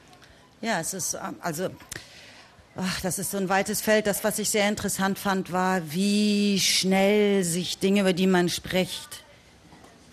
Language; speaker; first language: German; native; German